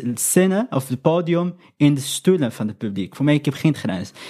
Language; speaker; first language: Dutch; non-native, fluent; Arabic